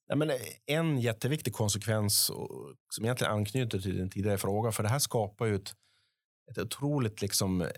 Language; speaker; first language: Swedish; native; Swedish